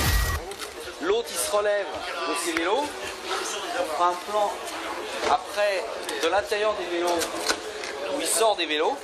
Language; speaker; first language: French; native; French